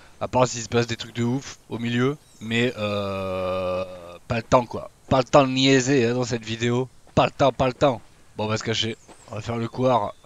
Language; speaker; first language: French; native; French